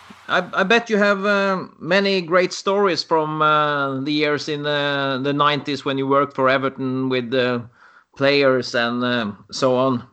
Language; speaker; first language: English; non-native, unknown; Norwegian